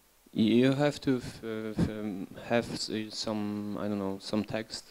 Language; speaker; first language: English; non-native, learner; Polish